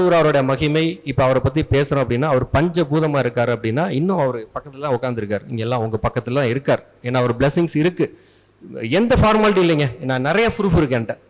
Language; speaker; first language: Tamil; native; Tamil